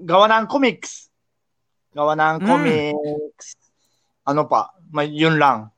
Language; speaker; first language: Filipino; non-native, learner; Japanese